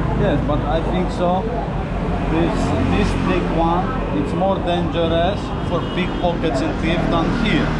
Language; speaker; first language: English; non-native, fluent; Polish